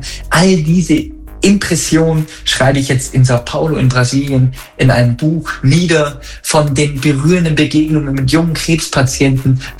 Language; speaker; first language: German; native; German